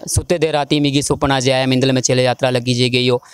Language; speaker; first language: Hindi; native; Hindi